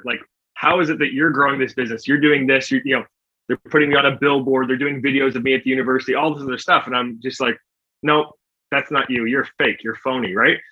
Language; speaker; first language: English; native; English